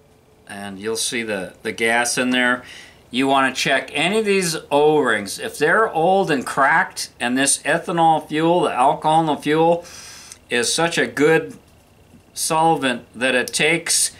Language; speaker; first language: English; native; English